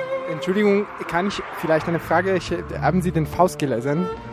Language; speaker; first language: German; non-native, fluent; Spanish